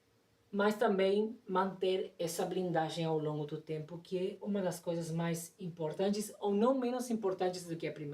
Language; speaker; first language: Portuguese; non-native, fluent; Spanish